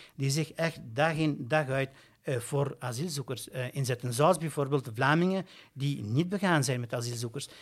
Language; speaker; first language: Dutch; native; Dutch